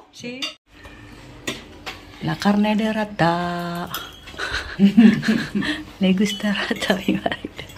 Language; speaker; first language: Spanish; non-native, learner; Indonesian